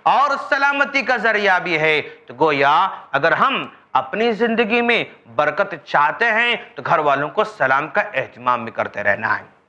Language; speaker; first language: Urdu; native; Urdu